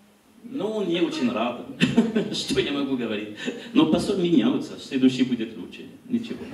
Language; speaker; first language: Russian; non-native, learner; French